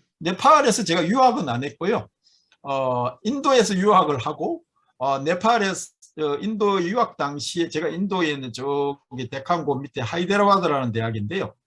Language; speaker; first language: Korean; native; Korean